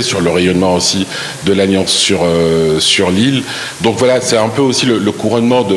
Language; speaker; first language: French; non-native, local second language; Arabic